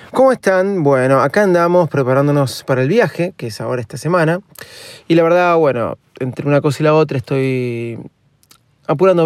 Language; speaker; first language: Spanish; native; Spanish